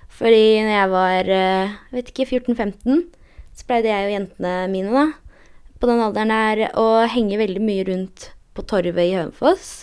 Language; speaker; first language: Norwegian; early bilingual, other home language; Polish